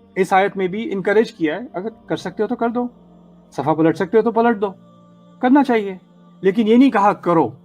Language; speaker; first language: Urdu; early bilingual, heritage; Urdu